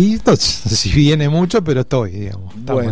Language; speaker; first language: Spanish; native; Spanish